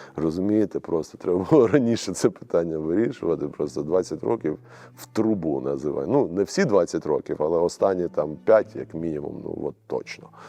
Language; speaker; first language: Ukrainian; native; Ukrainian